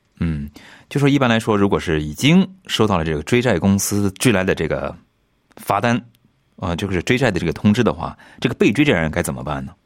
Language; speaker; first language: Chinese; native; Chinese